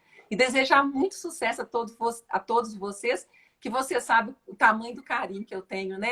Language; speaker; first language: Portuguese; native; Portuguese